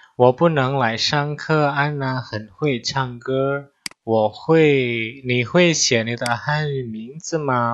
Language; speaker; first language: Chinese; non-native, fluent; Indonesian